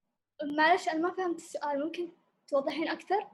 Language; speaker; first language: Arabic; native; Arabic